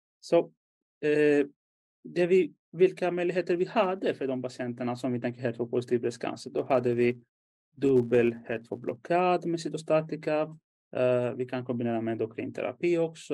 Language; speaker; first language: Swedish; non-native, fluent; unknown